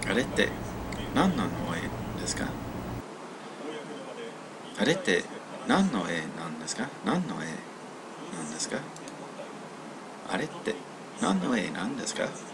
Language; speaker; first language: Japanese; non-native, learner; English